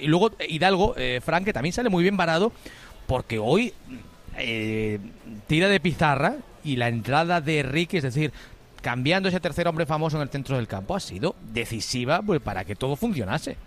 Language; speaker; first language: Spanish; native; Spanish